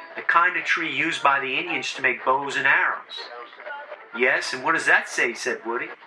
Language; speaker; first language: English; early bilingual, other home language; French